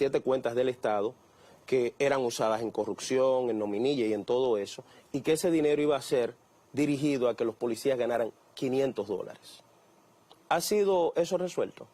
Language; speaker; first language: Spanish; native; Spanish